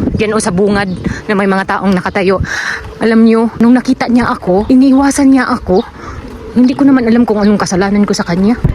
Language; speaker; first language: Filipino; non-native, local second language; Cebuano